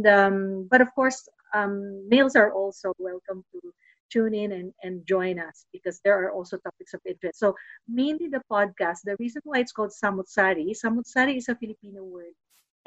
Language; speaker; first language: English; non-native, local second language; Filipino